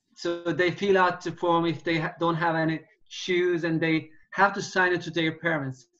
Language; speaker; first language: English; non-native, fluent; Turkish